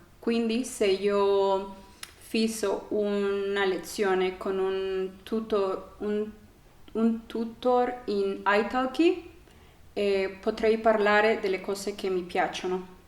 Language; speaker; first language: Italian; non-native, learner; Spanish